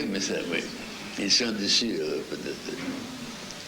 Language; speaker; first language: French; non-native, fluent; Russian